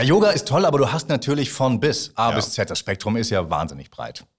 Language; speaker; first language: German; native; German